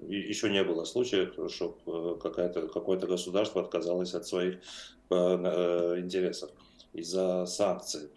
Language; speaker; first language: Russian; non-native, fluent; Georgian